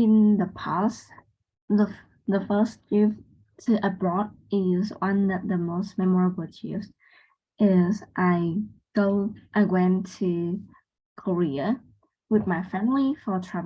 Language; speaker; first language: English; non-native, learner; Vietnamese